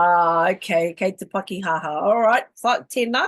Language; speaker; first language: Māori; non-native, local second language; English